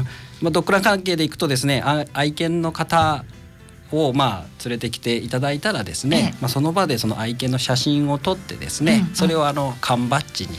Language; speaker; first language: Japanese; native; Japanese